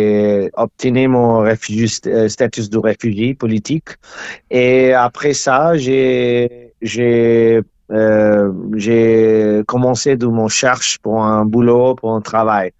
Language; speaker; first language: French; non-native, learner; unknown